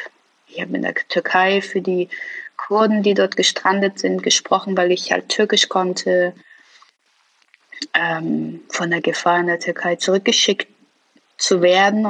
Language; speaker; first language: German; early bilingual, other home language; Persian